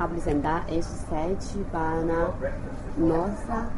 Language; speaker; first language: Portuguese; non-native, learner; Chinese